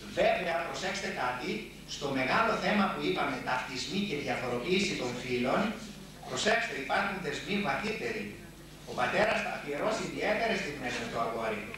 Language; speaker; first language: Greek; native; Greek